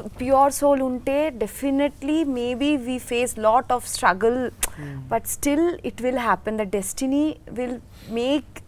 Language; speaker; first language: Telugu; non-native, learner; Bangla